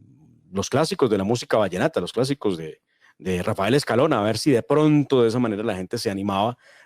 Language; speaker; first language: Spanish; native; Spanish